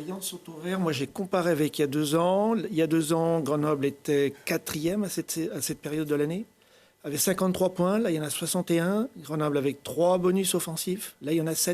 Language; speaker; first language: French; native; French